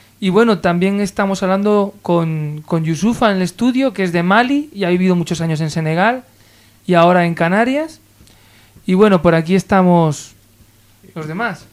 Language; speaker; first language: Spanish; native; Spanish